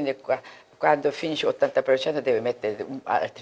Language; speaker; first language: Italian; non-native, fluent; Korean